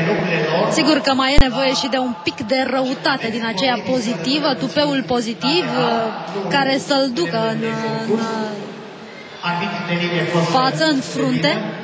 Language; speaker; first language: Romanian; native; Romanian